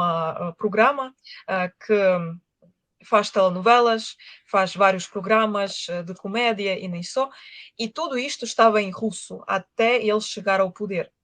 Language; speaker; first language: Portuguese; non-native, fluent; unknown